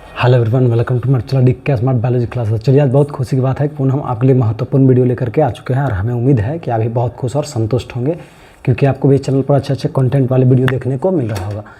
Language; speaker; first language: Hindi; native; Hindi